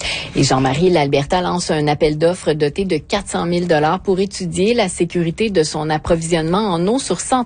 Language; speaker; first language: French; native; French